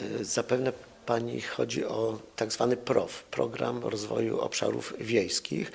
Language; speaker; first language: Polish; native; Polish